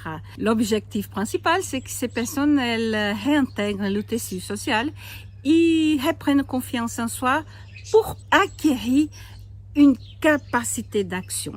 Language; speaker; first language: French; non-native, fluent; Portuguese